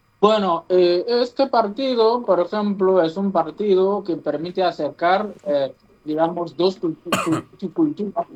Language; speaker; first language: Spanish; non-native, fluent; Fon